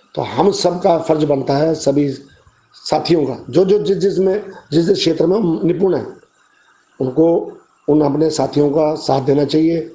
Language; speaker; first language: Hindi; native; Hindi